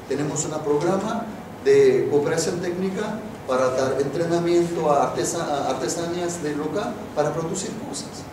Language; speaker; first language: Spanish; non-native, fluent; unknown